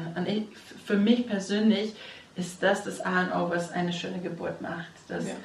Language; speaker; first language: German; non-native, fluent; English